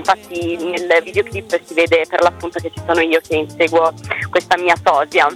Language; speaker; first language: Italian; early bilingual, other home language; Arabic